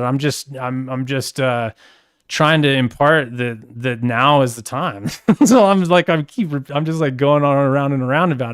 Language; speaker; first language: English; native; English